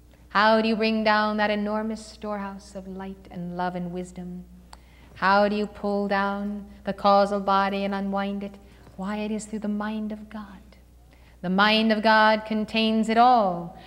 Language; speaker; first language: English; native; English